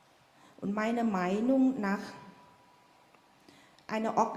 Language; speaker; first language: German; non-native, fluent; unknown